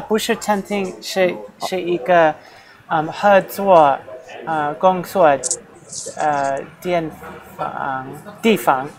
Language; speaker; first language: Chinese; non-native, learner; English